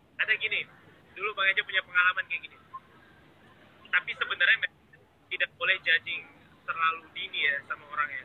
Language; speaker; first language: Indonesian; native; Indonesian